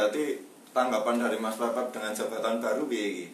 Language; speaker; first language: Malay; non-native, local second language; Javanese